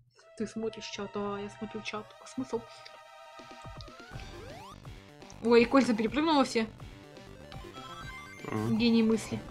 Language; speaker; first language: Russian; native; Russian